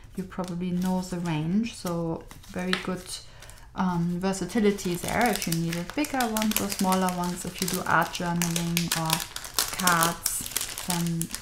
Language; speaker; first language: English; non-native, fluent; German